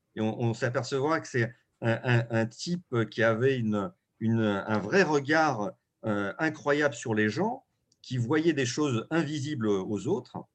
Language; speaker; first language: French; early bilingual, other home language; Russian